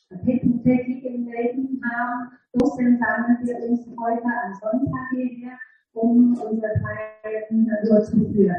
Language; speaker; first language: German; non-native, learner; Vietnamese